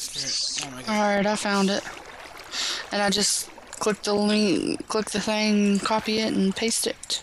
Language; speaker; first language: English; native; English